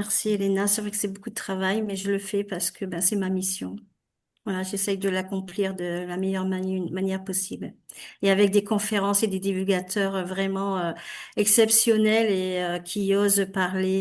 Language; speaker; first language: French; native; French